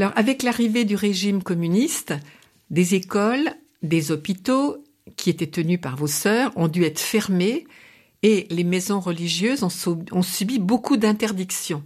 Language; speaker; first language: French; native; French